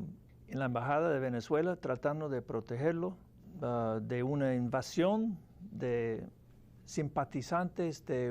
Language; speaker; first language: Spanish; non-native, fluent; English